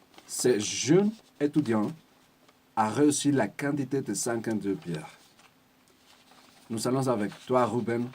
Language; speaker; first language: French; non-native, learner; Spanish